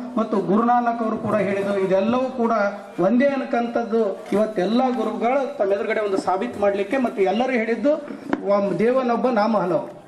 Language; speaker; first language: Kannada; native; Kannada